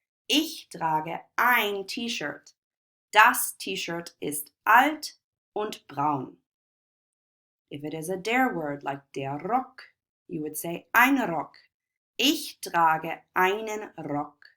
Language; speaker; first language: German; non-native, fluent; English